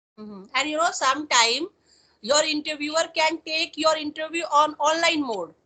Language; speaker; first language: English; non-native, local second language; Hindi